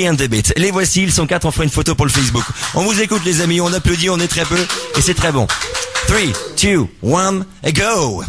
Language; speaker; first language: French; native; French